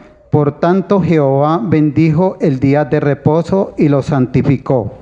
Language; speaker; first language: Spanish; native; Spanish